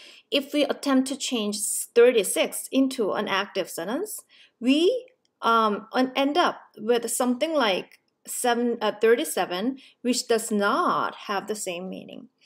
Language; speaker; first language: English; non-native, fluent; Korean